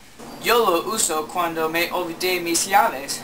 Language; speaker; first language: Spanish; non-native, learner; English